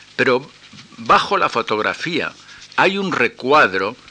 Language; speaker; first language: Spanish; native; Spanish